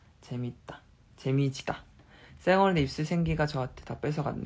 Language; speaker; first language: Korean; native; Korean